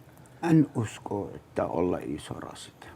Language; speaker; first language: Finnish; non-native, learner; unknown